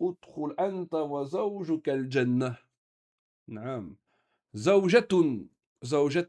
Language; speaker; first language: Arabic; non-native, fluent; French